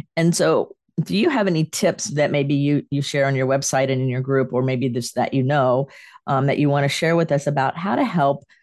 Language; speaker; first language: English; native; English